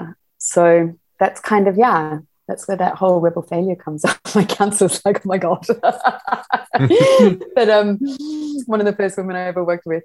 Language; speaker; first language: English; native; English